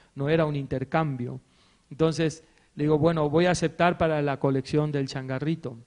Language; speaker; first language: Spanish; native; Spanish